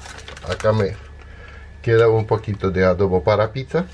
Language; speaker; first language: Spanish; non-native, fluent; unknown